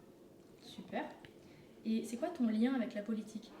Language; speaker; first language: French; native; French